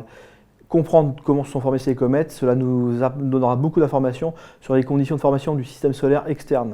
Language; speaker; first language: French; native; French